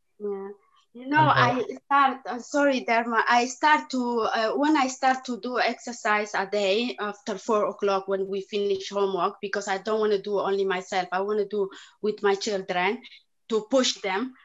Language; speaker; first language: English; non-native, learner; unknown